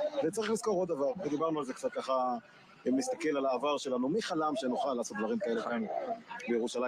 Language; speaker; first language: Hebrew; native; Hebrew